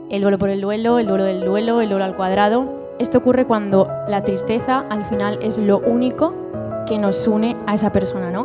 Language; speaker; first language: Spanish; native; Spanish